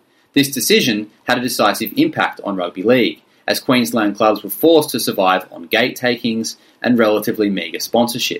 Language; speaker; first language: English; native; English